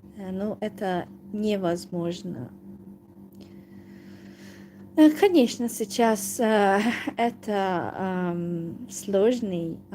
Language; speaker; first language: Russian; non-native, learner; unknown